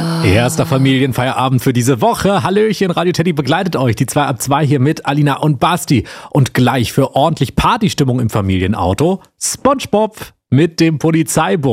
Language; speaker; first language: German; native; German